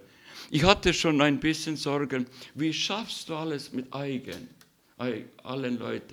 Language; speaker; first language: German; non-native, learner; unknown